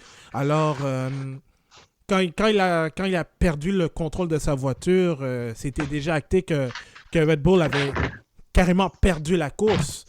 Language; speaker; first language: French; native; French